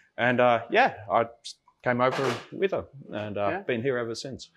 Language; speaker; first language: English; native; English